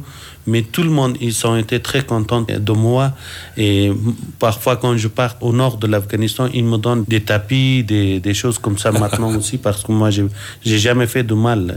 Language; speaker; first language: French; non-native, fluent; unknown